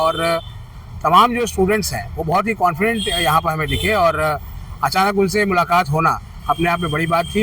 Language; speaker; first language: Hindi; native; Hindi